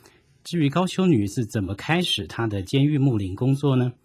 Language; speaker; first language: Chinese; native; Chinese